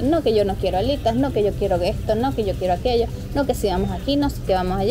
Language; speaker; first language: Spanish; native; Spanish